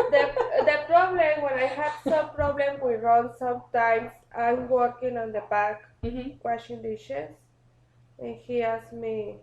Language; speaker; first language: English; non-native, learner; Spanish